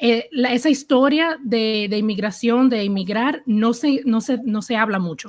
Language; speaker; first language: Spanish; early bilingual, heritage; Spanish